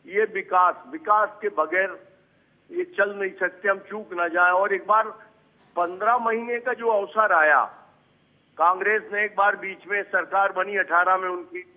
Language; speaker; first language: Hindi; native; Hindi